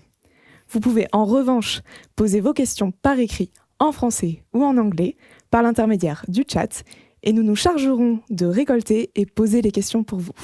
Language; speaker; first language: French; native; French